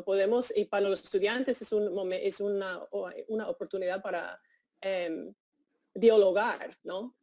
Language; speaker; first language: Spanish; non-native, fluent; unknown